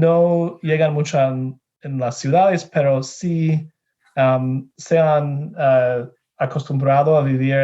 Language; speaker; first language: Spanish; non-native, fluent; English